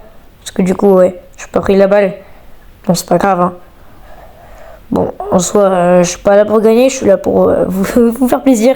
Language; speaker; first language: French; native; French